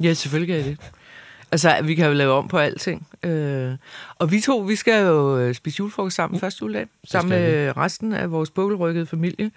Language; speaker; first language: Danish; native; Danish